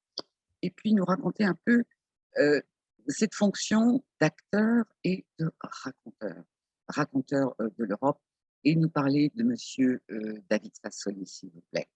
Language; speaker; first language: French; native; French